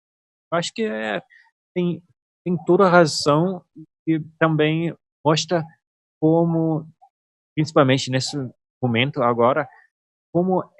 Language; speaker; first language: Portuguese; non-native, fluent; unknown